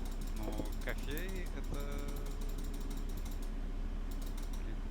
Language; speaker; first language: Russian; non-native, learner; English